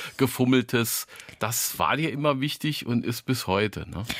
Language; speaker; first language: German; native; German